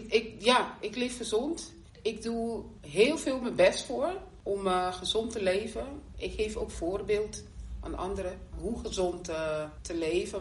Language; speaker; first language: Dutch; non-native, local second language; Papiamento